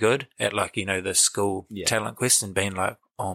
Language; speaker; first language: English; native; English